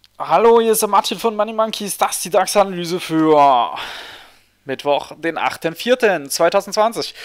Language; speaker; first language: German; native; German